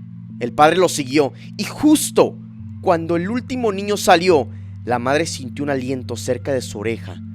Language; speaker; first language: Spanish; native; Spanish